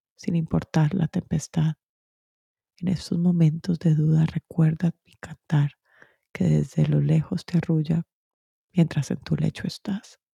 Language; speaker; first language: Spanish; early bilingual, other home language; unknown